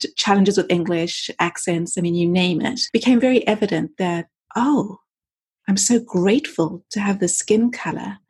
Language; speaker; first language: English; native; English